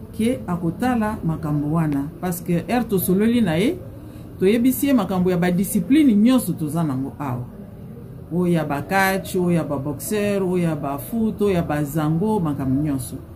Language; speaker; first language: Lingala; non-native, local second language; Luba-Lulua